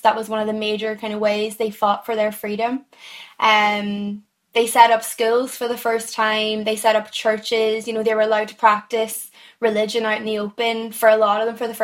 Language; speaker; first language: English; native; English